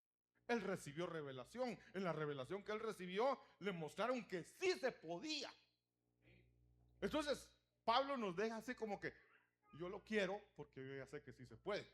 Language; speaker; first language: Spanish; native; Spanish